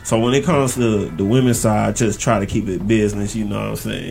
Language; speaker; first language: English; native; English